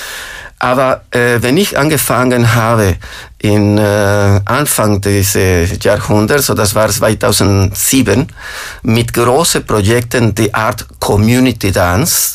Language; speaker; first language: German; non-native, fluent; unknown